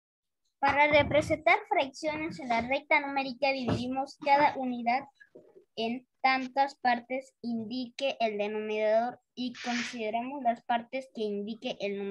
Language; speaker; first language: Spanish; native; Spanish